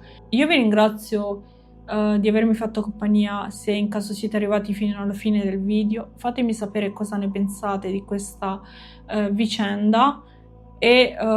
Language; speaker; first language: Italian; native; Italian